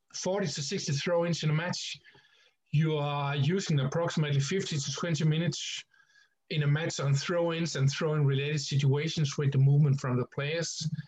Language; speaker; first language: English; non-native, fluent; Danish